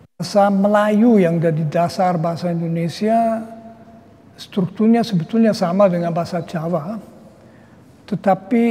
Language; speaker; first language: Indonesian; non-native, fluent; German